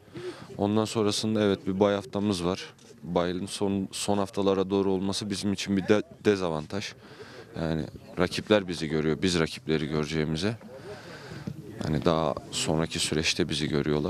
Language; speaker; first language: Turkish; native; Turkish